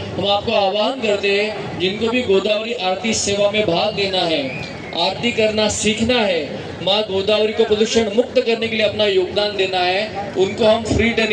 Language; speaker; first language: Hindi; non-native, local second language; Marathi